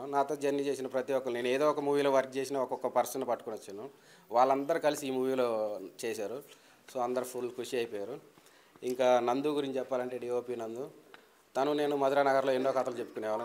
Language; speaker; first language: Telugu; native; Telugu